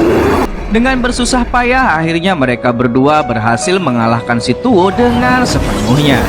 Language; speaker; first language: Indonesian; native; Indonesian